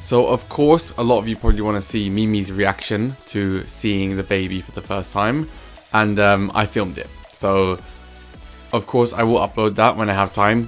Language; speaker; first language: English; native; English